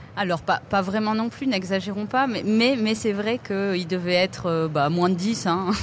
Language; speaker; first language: French; native; French